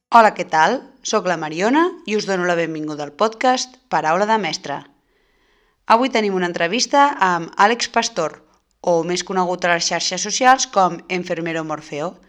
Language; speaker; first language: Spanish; non-native, local second language; Catalan